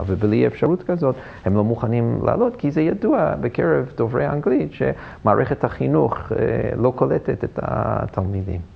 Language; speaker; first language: Hebrew; non-native, fluent; English